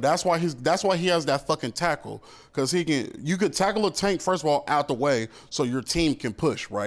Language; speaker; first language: English; native; English